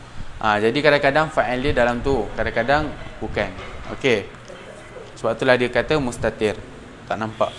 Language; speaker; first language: Malay; native; Malay